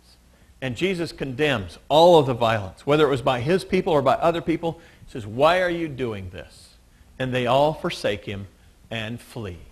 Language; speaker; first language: English; native; English